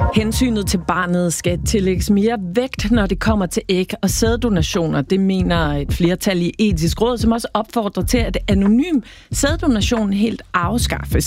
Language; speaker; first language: Danish; native; Danish